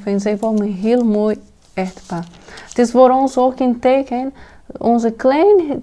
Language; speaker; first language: Dutch; non-native, fluent; Portuguese